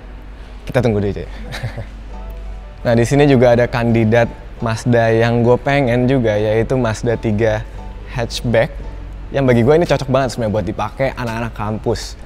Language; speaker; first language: Indonesian; native; Indonesian